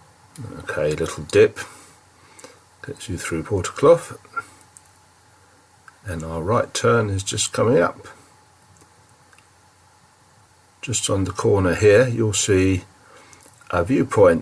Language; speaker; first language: English; native; English